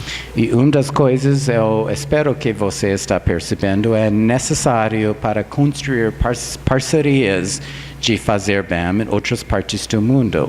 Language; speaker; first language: Portuguese; non-native, fluent; English